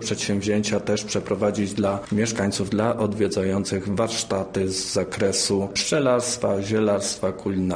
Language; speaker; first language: Polish; native; Polish